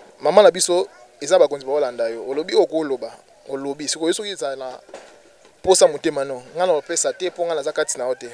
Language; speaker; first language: Lingala; native; Lingala